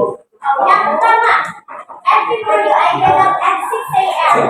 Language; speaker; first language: English; non-native, fluent; Indonesian